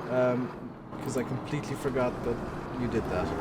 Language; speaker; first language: English; native; English